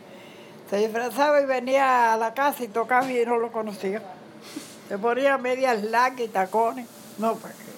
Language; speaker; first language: Spanish; native; Spanish